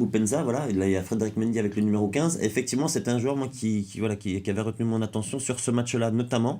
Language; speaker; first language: French; native; French